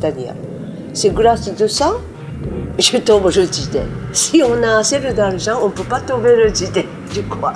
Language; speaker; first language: French; non-native, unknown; Japanese